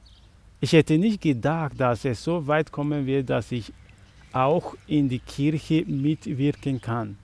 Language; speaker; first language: German; non-native, learner; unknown